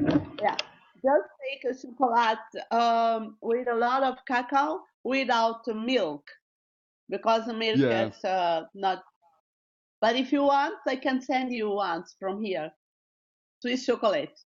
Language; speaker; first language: English; non-native, learner; Portuguese